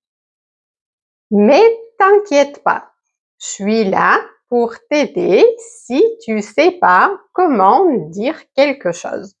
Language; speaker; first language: French; native; French